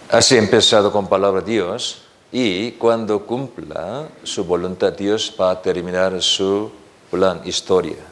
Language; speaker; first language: Spanish; non-native, learner; Korean